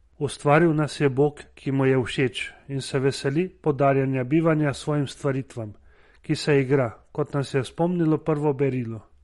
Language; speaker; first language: Slovenian; native; Slovenian